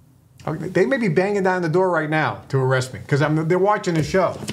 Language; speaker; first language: English; native; English